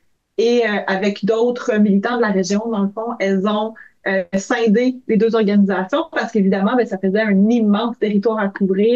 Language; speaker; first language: French; native; French